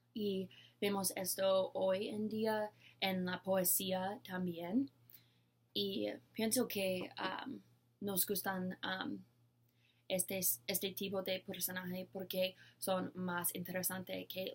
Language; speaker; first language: Spanish; non-native, learner; English